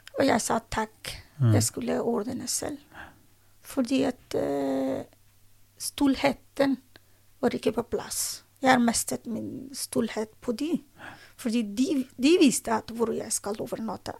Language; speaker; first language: Norwegian; non-native, learner; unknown